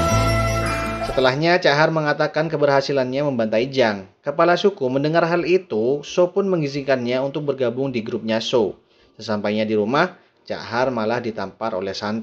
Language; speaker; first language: Indonesian; native; Indonesian